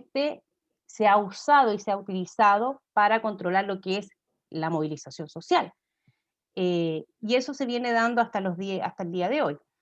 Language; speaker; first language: Spanish; native; Spanish